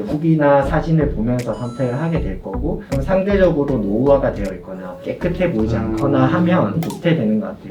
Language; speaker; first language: Korean; native; Korean